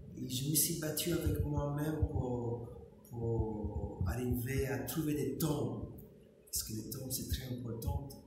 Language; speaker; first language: French; non-native, fluent; English